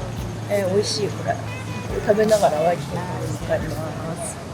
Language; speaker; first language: Japanese; native; Japanese